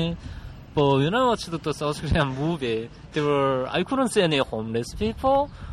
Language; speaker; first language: English; non-native, learner; Korean